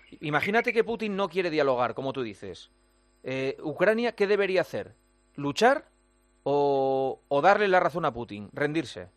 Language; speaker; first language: Spanish; native; Spanish